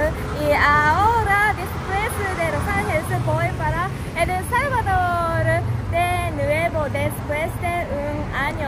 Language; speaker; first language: Spanish; non-native, learner; Japanese